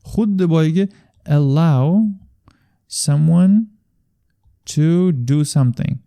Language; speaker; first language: English; non-native, fluent; Uzbek